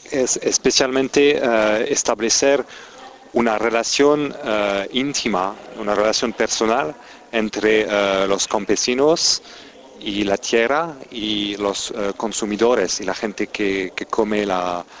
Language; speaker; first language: Spanish; non-native, fluent; French